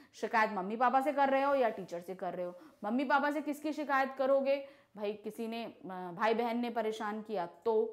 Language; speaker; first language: Hindi; native; Hindi